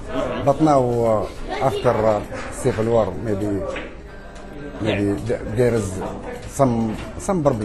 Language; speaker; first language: English; non-native, learner; Arabic